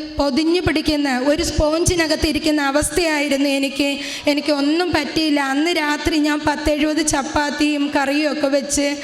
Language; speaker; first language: Malayalam; native; Malayalam